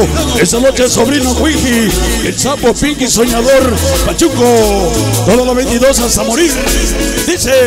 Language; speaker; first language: Spanish; native; Spanish